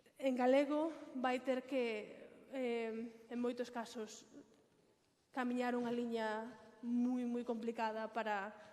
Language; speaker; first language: Galician; non-native, local second language; Spanish